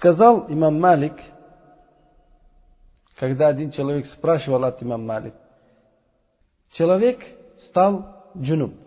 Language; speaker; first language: Russian; non-native, local second language; Uzbek